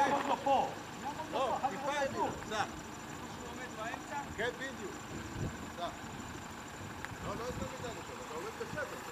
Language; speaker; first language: Hebrew; native; Hebrew